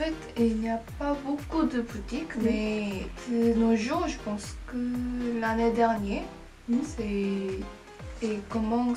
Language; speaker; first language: French; non-native, learner; Korean